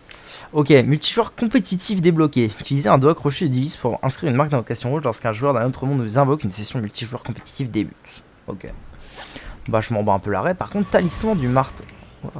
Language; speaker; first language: French; native; French